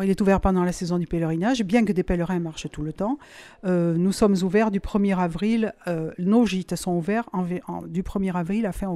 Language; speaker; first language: French; native; French